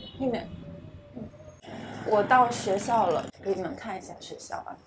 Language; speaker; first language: Chinese; native; Chinese